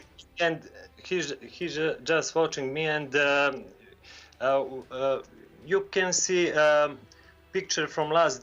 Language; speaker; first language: English; non-native, learner; Serbian